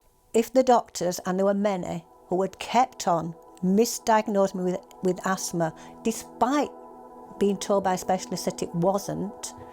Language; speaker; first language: English; native; English